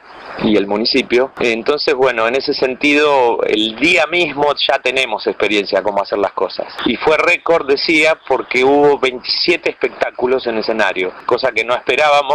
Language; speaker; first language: Spanish; native; Spanish